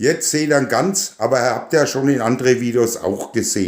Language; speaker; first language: German; native; German